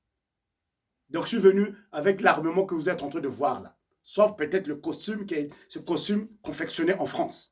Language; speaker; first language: French; non-native, local second language; Kongo